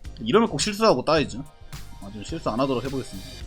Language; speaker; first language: Korean; native; Korean